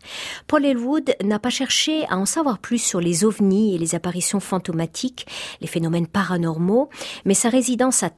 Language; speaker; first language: French; native; French